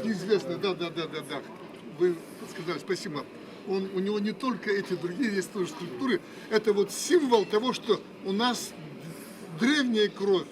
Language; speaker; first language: Russian; non-native, local second language; Karachay-Balkar